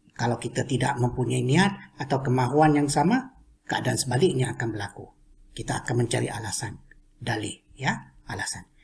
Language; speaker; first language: Malay; non-native, local second language; Chinese